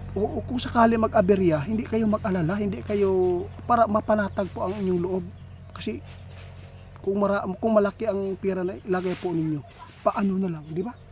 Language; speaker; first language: Filipino; non-native, local second language; Cebuano